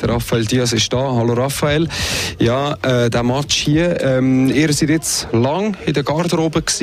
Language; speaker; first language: German; native; German